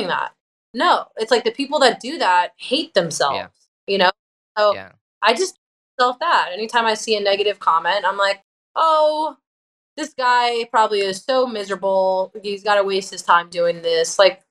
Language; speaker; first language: English; native; English